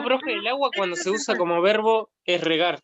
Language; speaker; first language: Spanish; native; Spanish